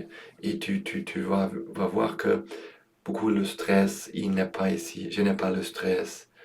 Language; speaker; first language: French; non-native, learner; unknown